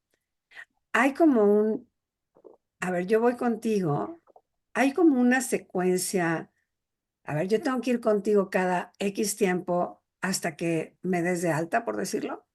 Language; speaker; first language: Spanish; native; Spanish